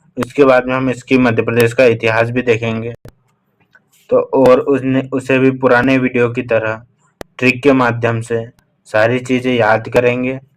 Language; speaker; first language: Hindi; native; Hindi